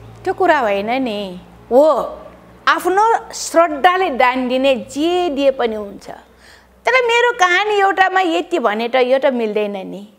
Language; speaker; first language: Nepali; non-native, local second language; Newari